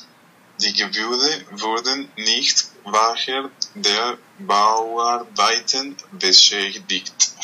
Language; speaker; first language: German; non-native, learner; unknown